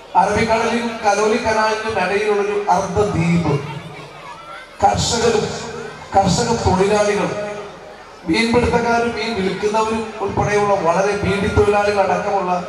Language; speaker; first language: Malayalam; native; Malayalam